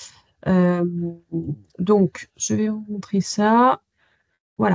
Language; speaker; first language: French; native; French